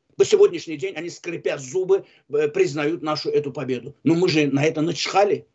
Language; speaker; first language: Russian; non-native, local second language; Azerbaijani